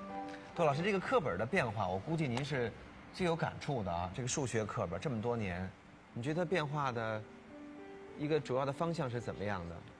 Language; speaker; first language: Chinese; native; Chinese